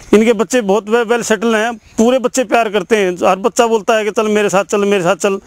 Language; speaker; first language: Hindi; native; Hindi